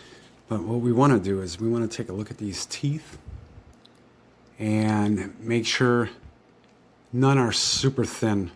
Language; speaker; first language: English; native; English